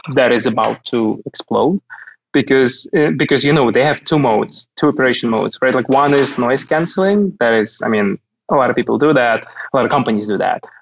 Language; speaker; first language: English; non-native, fluent; Russian